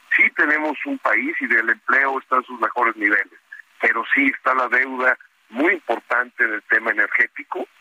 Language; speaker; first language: Spanish; native; Spanish